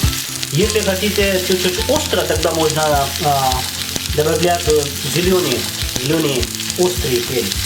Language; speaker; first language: Russian; non-native, fluent; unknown